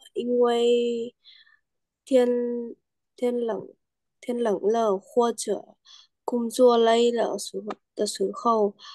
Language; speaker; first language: Chinese; non-native, learner; Vietnamese